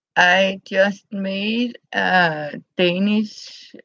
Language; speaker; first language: English; non-native, fluent; Danish